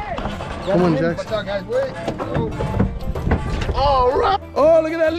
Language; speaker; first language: English; native; English